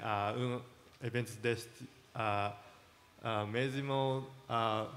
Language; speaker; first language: Portuguese; non-native, learner; Japanese